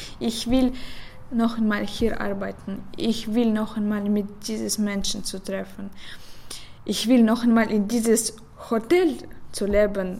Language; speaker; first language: German; non-native, learner; Russian